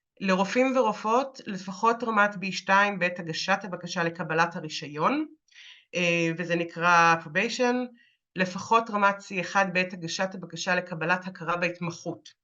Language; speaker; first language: Hebrew; native; Hebrew